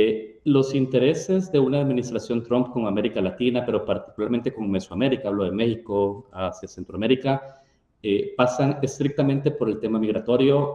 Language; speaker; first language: Spanish; native; Spanish